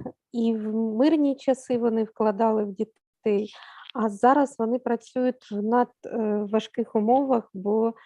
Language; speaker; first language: Ukrainian; native; Ukrainian